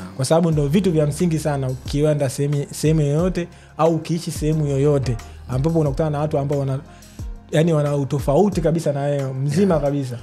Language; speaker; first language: Swahili; native; Swahili